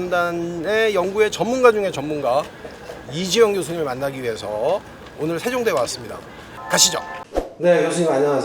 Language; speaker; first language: Korean; native; Korean